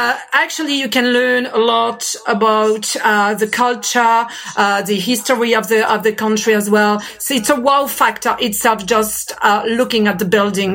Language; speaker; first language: English; non-native, fluent; French